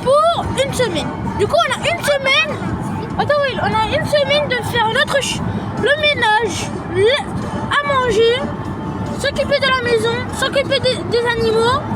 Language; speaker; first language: French; early bilingual, other home language; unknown